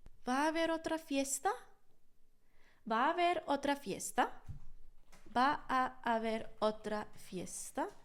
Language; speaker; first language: Spanish; non-native, fluent; English